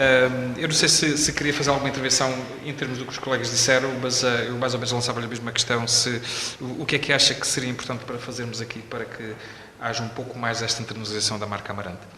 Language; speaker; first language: Portuguese; native; Portuguese